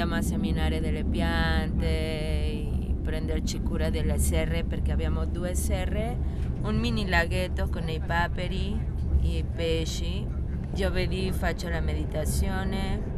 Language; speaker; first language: Italian; non-native, learner; Spanish